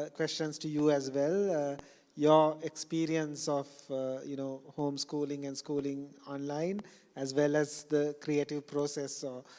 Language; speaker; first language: English; non-native, local second language; Sinhala